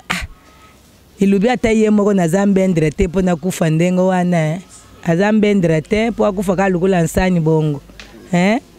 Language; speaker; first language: Lingala; non-native, local second language; Kongo